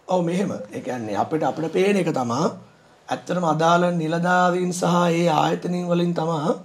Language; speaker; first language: Sinhala; native; Sinhala